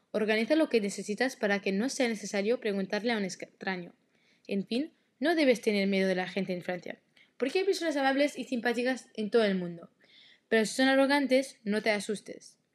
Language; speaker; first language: Spanish; non-native, learner; French